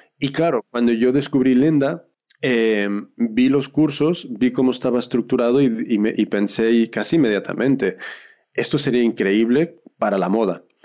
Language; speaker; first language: Spanish; early bilingual, heritage; Spanish